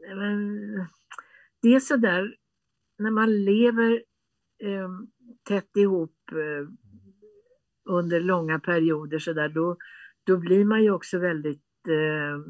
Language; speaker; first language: Swedish; native; Swedish